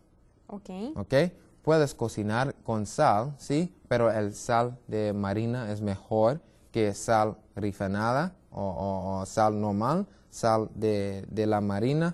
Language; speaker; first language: Spanish; non-native, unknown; English